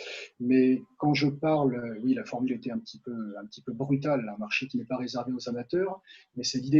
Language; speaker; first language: French; native; French